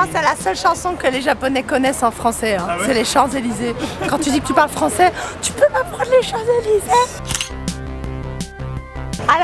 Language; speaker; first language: French; native; French